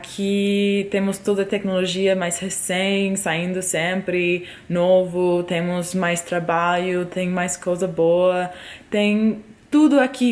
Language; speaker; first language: Portuguese; non-native, fluent; English